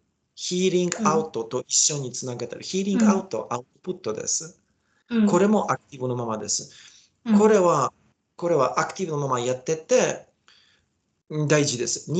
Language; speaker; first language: Japanese; non-native, learner; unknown